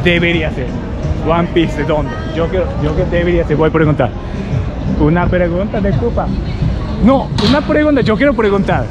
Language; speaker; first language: Spanish; non-native, learner; Japanese